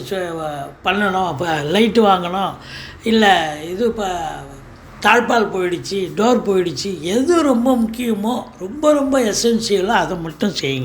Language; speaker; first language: Tamil; native; Tamil